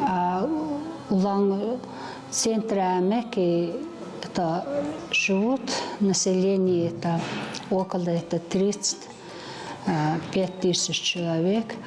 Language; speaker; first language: Russian; non-native, learner; Mongolian